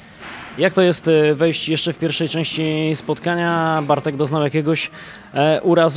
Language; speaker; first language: Polish; native; Polish